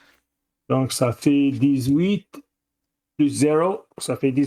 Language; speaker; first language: French; non-native, fluent; English